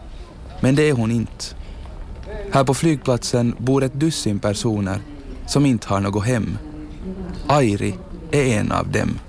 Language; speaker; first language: Swedish; native; Swedish